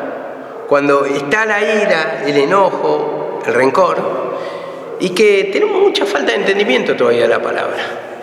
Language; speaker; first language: Spanish; native; Spanish